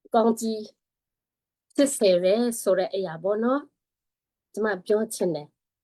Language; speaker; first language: Burmese; non-native, local second language; Tedim Chin